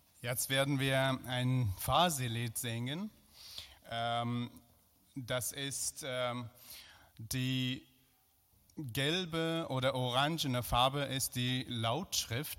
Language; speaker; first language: German; non-native, fluent; Persian